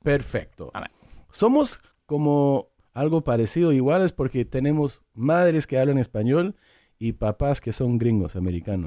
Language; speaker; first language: Spanish; early bilingual, heritage; English